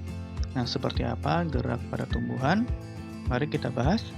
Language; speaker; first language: Indonesian; native; Indonesian